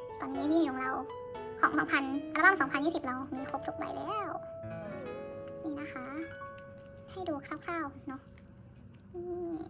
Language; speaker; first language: Thai; native; Thai